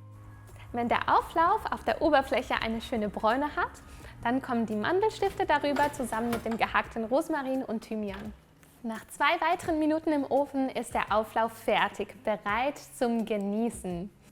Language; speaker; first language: German; native; German